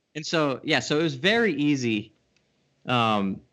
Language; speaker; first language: English; native; English